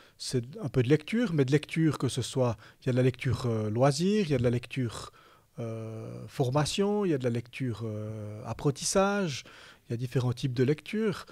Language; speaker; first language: French; native; French